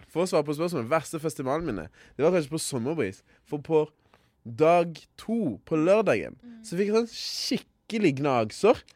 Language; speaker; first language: Norwegian; early bilingual, other home language; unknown